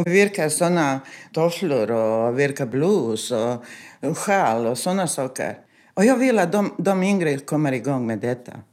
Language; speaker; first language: Swedish; non-native, fluent; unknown